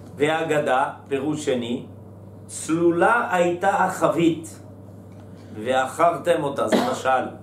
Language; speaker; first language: Hebrew; native; Hebrew